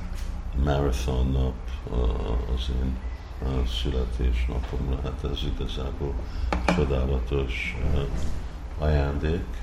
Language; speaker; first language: Hungarian; non-native, fluent; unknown